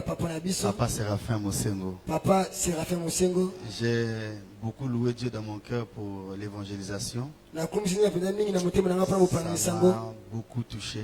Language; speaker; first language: French; non-native, local second language; Lingala